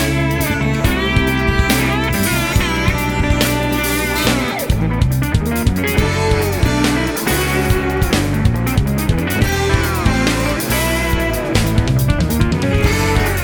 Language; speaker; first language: English; native; English